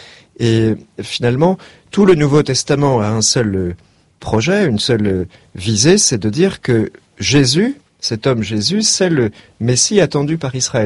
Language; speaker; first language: French; native; French